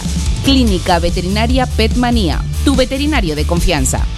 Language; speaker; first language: Spanish; native; Spanish